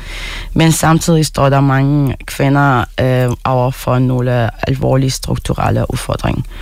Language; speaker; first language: Danish; non-native, fluent; Arabic